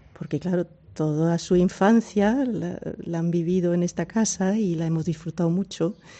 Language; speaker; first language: Spanish; early bilingual, heritage; German